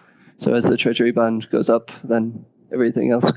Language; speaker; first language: English; native; English